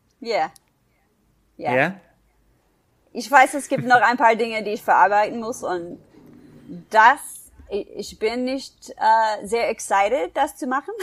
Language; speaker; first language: German; non-native, fluent; English